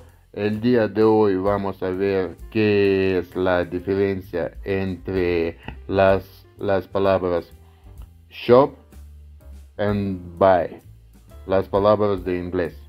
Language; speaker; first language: Spanish; non-native, fluent; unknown